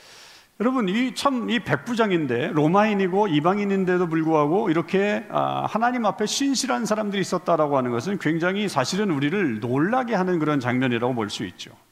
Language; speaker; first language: Korean; native; Korean